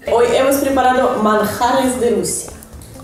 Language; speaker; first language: Spanish; non-native, learner; Russian